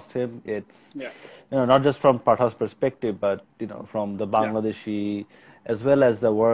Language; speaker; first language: English; non-native, local second language; Bangla